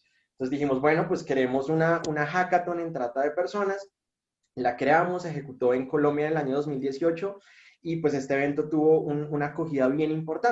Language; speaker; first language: Spanish; native; Spanish